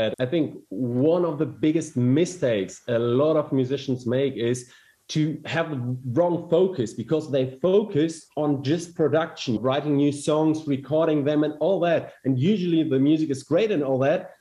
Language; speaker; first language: English; non-native, fluent; German